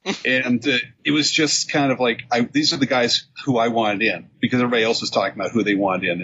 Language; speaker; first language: English; native; English